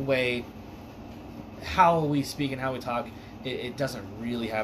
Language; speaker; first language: English; native; English